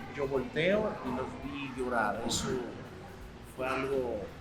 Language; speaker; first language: Spanish; native; Spanish